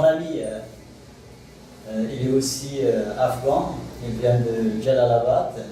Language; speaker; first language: French; non-native, fluent; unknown